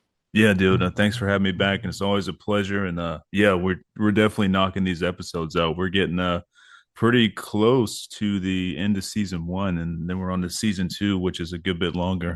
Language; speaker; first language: English; native; English